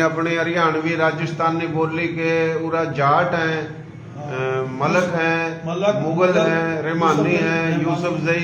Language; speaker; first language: Hindi; non-native, local second language; Marwari